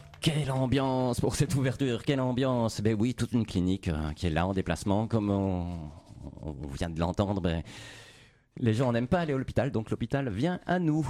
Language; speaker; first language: French; native; French